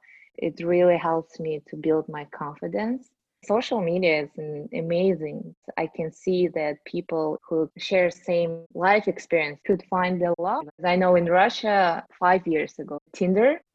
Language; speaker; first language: English; non-native, fluent; Russian